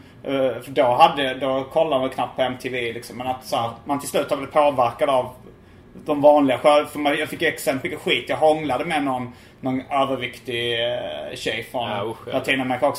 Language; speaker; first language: Swedish; native; Swedish